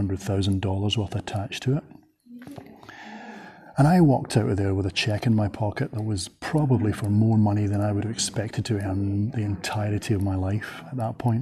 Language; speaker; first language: English; native; English